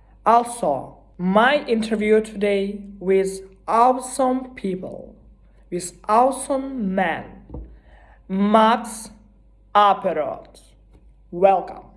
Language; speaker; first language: English; non-native, learner; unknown